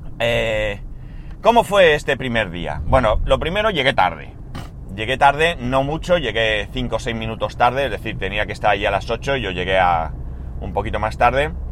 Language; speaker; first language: Spanish; native; Spanish